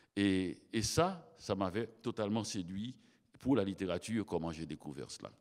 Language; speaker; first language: French; native; French